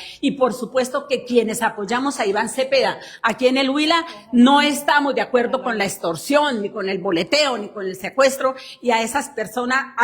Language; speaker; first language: Spanish; native; Spanish